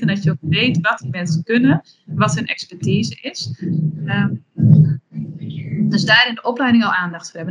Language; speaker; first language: Dutch; native; Dutch